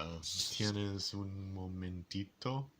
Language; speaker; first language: Spanish; non-native, learner; English